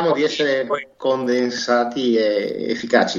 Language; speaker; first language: Italian; native; Italian